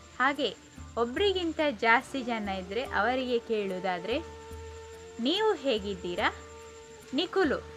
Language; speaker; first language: Kannada; non-native, local second language; Tulu